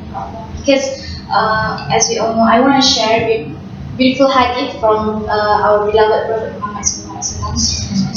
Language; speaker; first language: English; non-native, learner; Malay